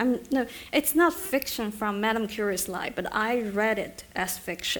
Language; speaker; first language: English; non-native, fluent; Chinese